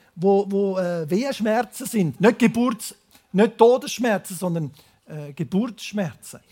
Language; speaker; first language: German; native; German